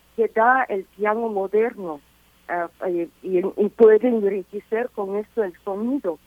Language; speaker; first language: Spanish; non-native, fluent; Russian